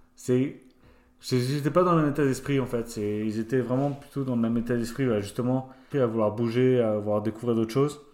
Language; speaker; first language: French; native; French